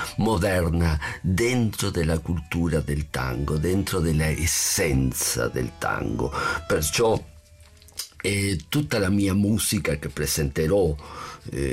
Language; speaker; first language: Italian; non-native, fluent; Spanish